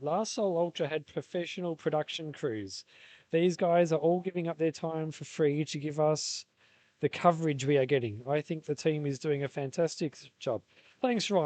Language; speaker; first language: English; native; English